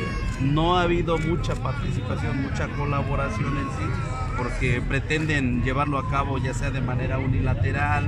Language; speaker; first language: Spanish; native; Spanish